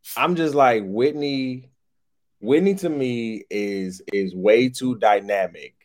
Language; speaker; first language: English; native; English